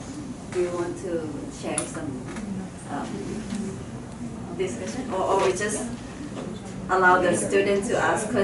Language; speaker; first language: English; non-native, fluent; Thai